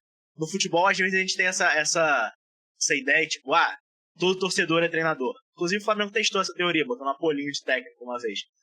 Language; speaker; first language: Portuguese; native; Portuguese